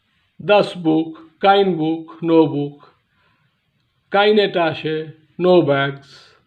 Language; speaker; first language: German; non-native, fluent; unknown